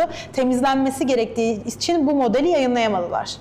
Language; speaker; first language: Turkish; native; Turkish